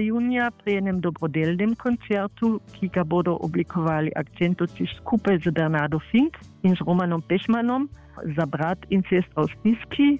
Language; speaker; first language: Slovenian; native; Slovenian